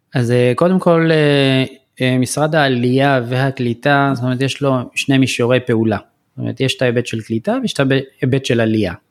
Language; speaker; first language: Hebrew; early bilingual, other home language; Amharic